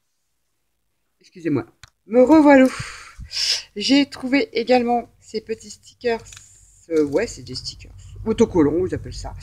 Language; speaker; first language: French; native; French